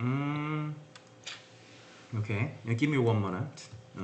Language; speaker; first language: English; non-native, learner; Korean